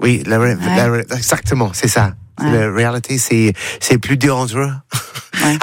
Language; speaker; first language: French; non-native, learner; English